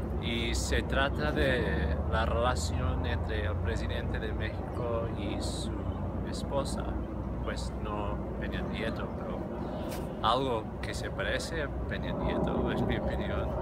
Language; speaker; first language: Spanish; non-native, fluent; English